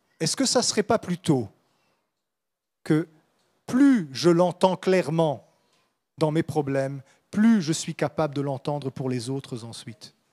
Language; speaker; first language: French; native; French